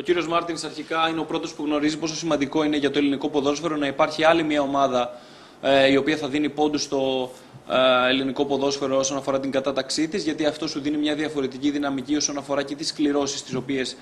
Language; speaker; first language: Greek; native; Greek